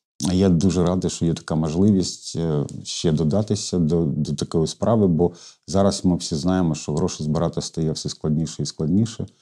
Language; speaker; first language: Ukrainian; non-native, local second language; Russian